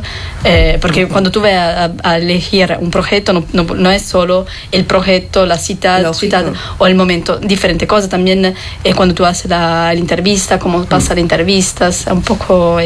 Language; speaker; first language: Spanish; non-native, fluent; Italian